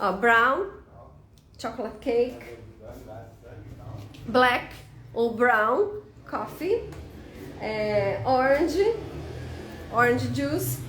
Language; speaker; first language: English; non-native, fluent; Portuguese